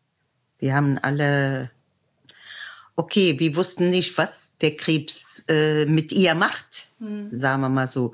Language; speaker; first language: German; non-native, fluent; Arabic